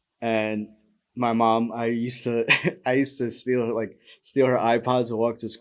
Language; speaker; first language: English; native; English